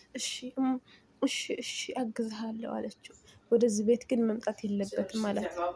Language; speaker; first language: Amharic; native; Amharic